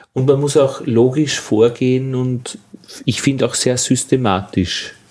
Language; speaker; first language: German; native; German